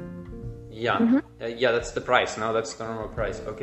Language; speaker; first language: English; non-native, fluent; Spanish